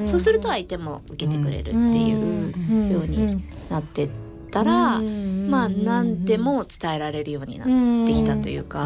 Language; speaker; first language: Japanese; native; Japanese